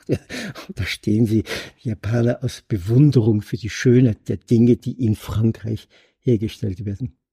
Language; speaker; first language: German; native; German